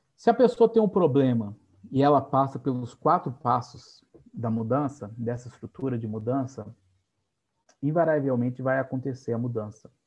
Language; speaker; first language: Portuguese; native; Portuguese